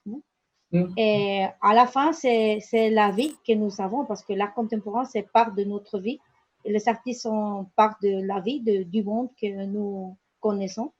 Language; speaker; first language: French; non-native, learner; Spanish